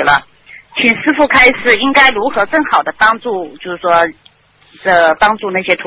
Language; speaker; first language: Chinese; native; Chinese